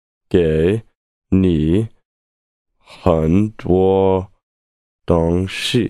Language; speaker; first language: Chinese; non-native, learner; English